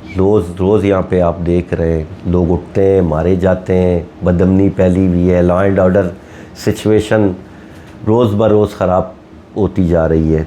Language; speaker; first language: Urdu; non-native, local second language; Baluchi